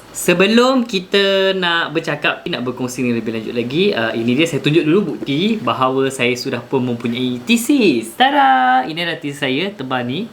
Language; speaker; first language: Malay; native; Malay